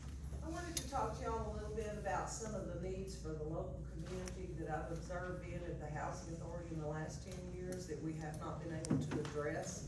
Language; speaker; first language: English; native; English